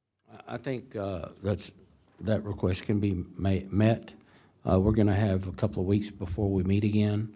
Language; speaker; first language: English; native; English